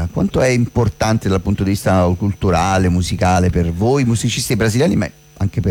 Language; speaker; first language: Italian; native; Italian